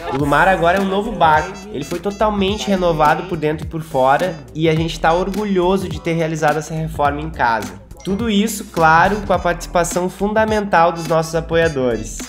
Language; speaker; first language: Portuguese; native; Portuguese